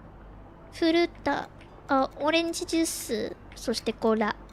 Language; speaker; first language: Japanese; non-native, learner; Filipino